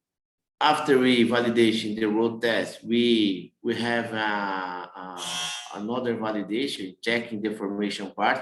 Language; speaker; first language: English; non-native, learner; Portuguese